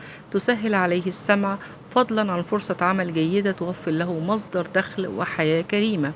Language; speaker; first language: Arabic; native; Arabic